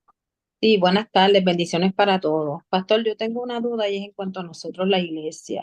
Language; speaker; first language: Spanish; native; Spanish